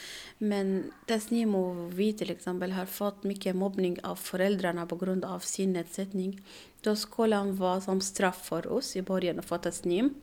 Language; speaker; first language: Swedish; non-native, learner; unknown